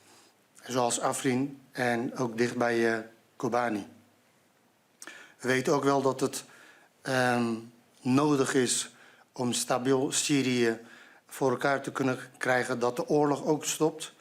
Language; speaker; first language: Dutch; non-native, fluent; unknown